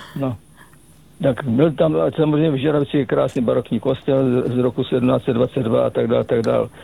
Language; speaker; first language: Czech; native; Czech